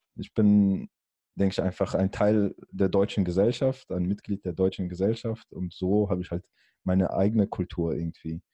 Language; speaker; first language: German; early bilingual, other home language; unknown